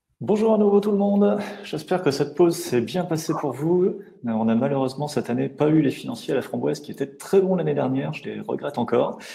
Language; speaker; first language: French; native; French